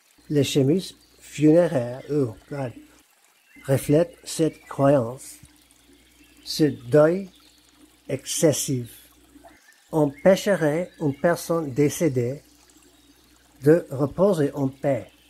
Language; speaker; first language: French; non-native, learner; English